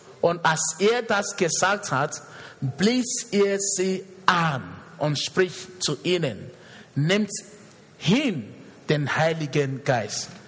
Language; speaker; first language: German; non-native, fluent; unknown